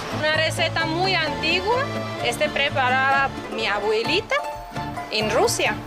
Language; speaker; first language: Spanish; non-native, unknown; Russian